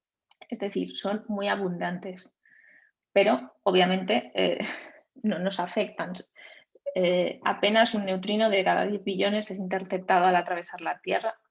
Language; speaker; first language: Spanish; native; Spanish